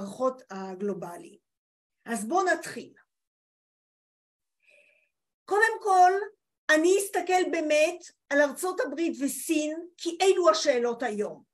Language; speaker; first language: Hebrew; non-native, fluent; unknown